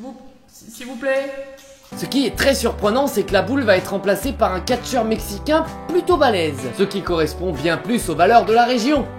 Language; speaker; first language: French; native; French